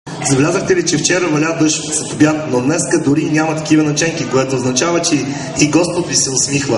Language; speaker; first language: Bulgarian; native; Bulgarian